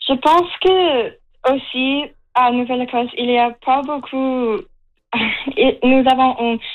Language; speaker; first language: French; non-native, local second language; English